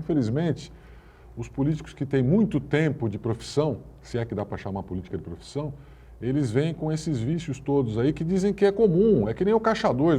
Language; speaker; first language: Portuguese; native; Portuguese